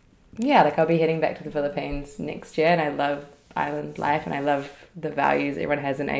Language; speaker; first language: English; native; English